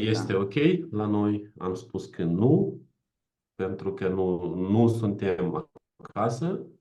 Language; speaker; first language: Romanian; non-native, learner; Ukrainian